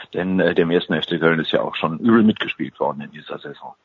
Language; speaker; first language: German; native; German